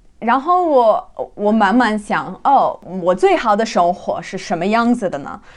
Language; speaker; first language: Chinese; non-native, learner; English